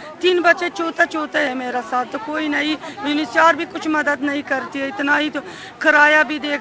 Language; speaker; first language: Hindi; non-native, fluent; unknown